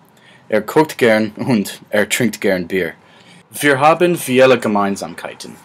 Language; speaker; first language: German; non-native, learner; English